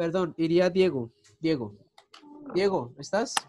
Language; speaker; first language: Spanish; native; Spanish